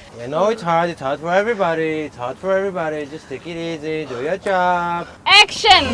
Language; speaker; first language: English; non-native, fluent; Hebrew